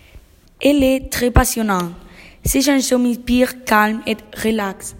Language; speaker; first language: French; non-native, learner; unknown